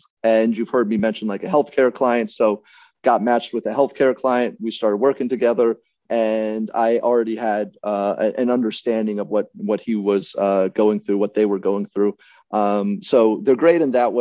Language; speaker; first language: English; native; English